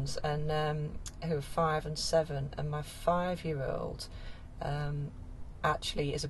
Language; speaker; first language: English; native; English